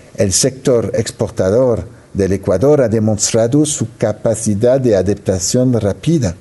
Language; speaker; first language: Spanish; non-native, fluent; French